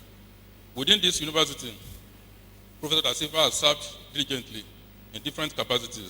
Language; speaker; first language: English; non-native, local second language; Yoruba